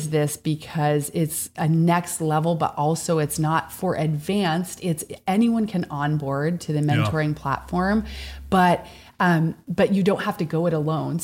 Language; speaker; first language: English; native; English